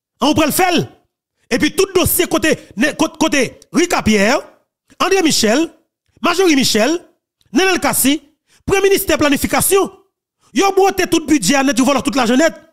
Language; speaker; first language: French; non-native, local second language; Haitian Creole